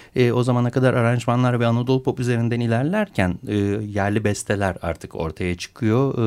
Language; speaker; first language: Turkish; native; Turkish